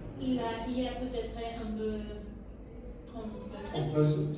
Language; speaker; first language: French; non-native, learner; Spanish